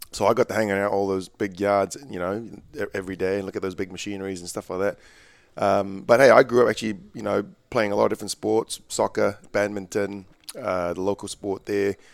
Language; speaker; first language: English; early bilingual, other home language; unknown